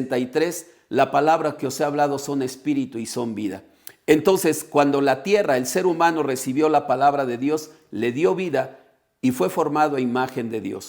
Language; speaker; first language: Spanish; native; Spanish